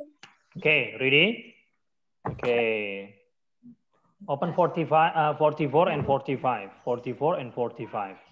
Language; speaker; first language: English; non-native, learner; Indonesian